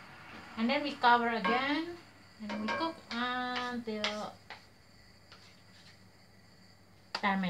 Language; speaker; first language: English; non-native, learner; Indonesian